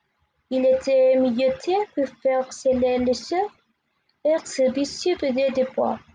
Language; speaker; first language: French; non-native, learner; Spanish